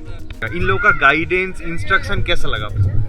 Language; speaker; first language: Hindi; non-native, local second language; Bangla